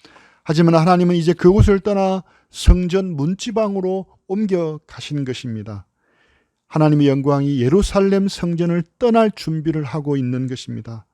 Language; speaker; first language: Korean; native; Korean